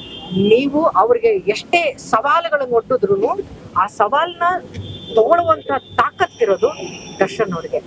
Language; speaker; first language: Kannada; native; Kannada